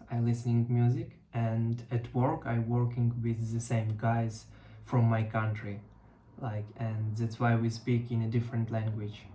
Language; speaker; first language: English; non-native, learner; Russian